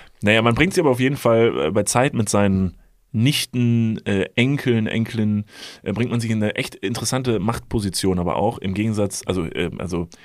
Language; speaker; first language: German; native; German